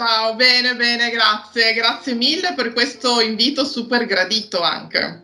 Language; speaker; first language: Italian; native; Italian